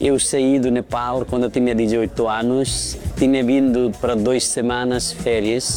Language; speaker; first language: Portuguese; non-native, fluent; Nepali